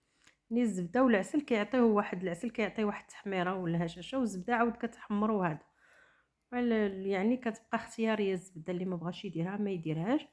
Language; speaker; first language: Arabic; native; Arabic